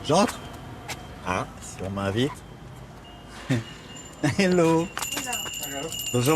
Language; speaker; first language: French; native; French